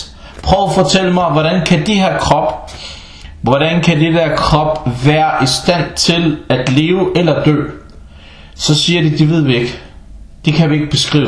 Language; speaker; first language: Danish; non-native, fluent; Arabic